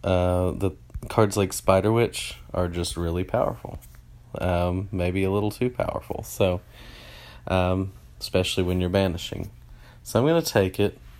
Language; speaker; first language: English; native; English